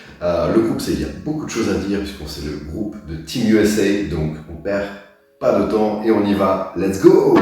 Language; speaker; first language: French; native; French